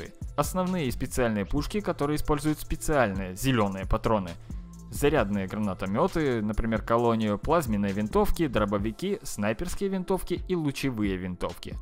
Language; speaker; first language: Russian; native; Russian